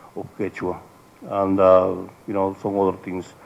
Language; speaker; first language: English; non-native, fluent; Spanish